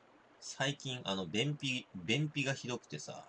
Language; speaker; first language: Japanese; native; Japanese